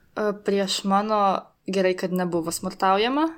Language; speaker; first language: Lithuanian; native; Lithuanian